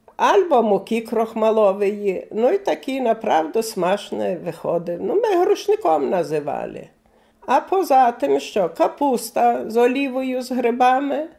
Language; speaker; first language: Ukrainian; native; Ukrainian